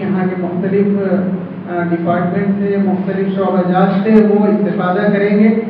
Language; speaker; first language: Urdu; native; Urdu